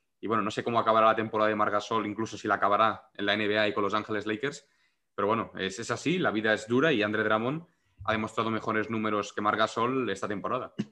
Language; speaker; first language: Spanish; non-native, local second language; Catalan